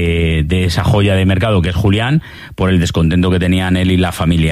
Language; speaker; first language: Spanish; native; Spanish